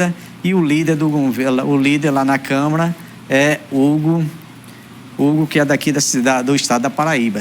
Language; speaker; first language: Portuguese; native; Portuguese